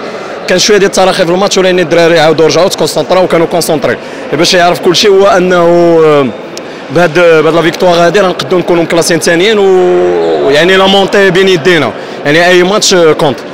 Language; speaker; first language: Arabic; native; Arabic